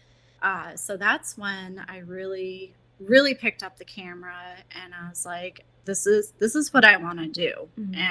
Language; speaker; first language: English; native; English